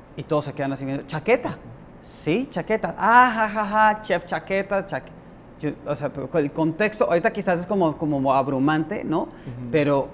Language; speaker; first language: Spanish; native; Spanish